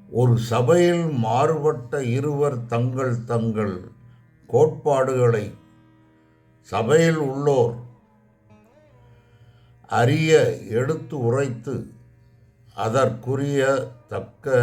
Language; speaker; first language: Tamil; native; Tamil